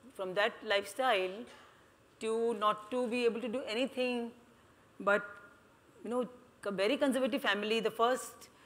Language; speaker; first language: English; non-native, local second language; Hindi